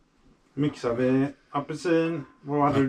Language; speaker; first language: Swedish; native; Swedish